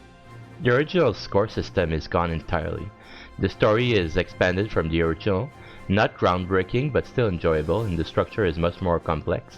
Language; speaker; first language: English; native; English